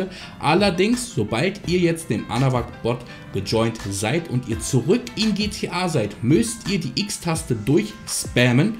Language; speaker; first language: German; native; German